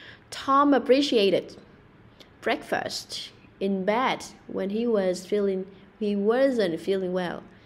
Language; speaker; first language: English; non-native, fluent; Vietnamese